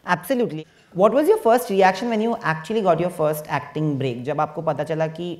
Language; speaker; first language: Hindi; non-native, local second language; Bangla